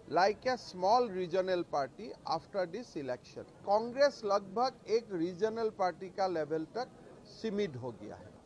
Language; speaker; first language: Hindi; non-native, local second language; Assamese